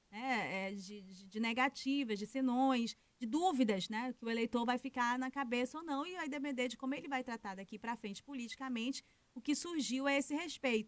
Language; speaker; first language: Portuguese; native; Portuguese